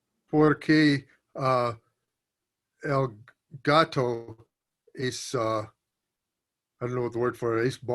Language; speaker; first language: Spanish; non-native, learner; English